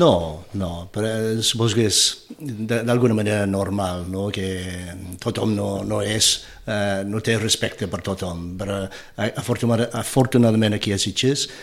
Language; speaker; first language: Catalan; non-native, fluent; English